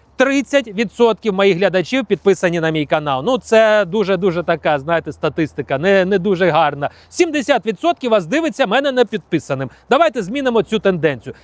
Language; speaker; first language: Ukrainian; non-native, local second language; Russian